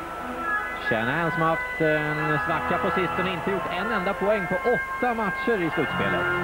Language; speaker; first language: Swedish; native; Swedish